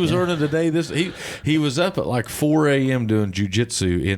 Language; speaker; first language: English; native; English